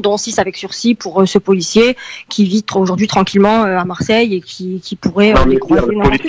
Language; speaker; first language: French; early bilingual, heritage; French